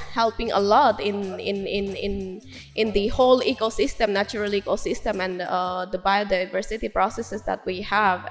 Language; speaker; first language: English; non-native, local second language; Kok Borok